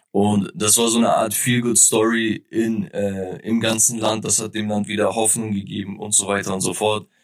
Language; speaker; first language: German; early bilingual, other home language; Turkish